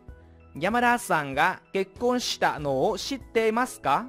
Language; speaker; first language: Japanese; non-native, fluent; Vietnamese